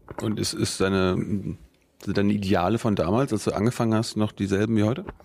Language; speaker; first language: German; native; German